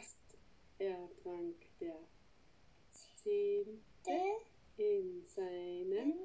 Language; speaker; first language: German; native; German